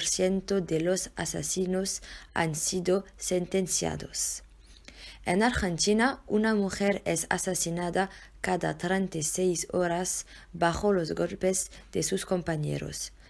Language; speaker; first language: Spanish; non-native, learner; French